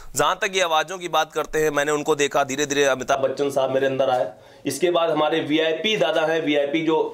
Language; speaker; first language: Hindi; native; Hindi